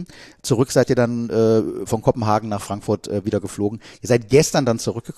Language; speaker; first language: German; native; German